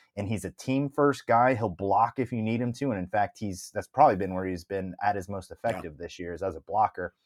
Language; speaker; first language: English; native; English